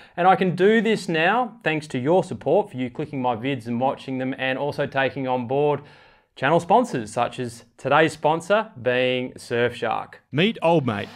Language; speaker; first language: English; native; English